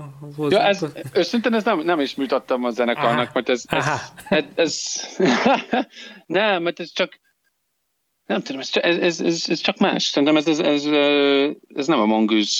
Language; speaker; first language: Hungarian; non-native, learner; English